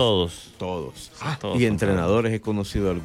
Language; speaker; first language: Spanish; native; Spanish